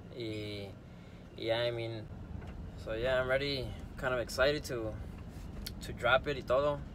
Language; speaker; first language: English; early bilingual, other home language; Spanish